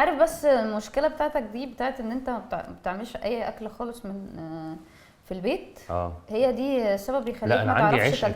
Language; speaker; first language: Arabic; native; Arabic